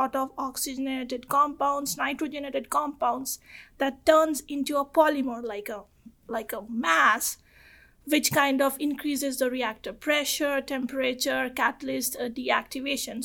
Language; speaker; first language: English; non-native, local second language; Bangla